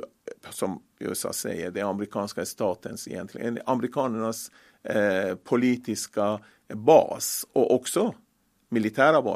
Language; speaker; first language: Swedish; non-native, fluent; Persian